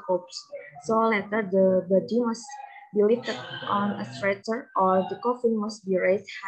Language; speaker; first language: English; non-native, learner; Indonesian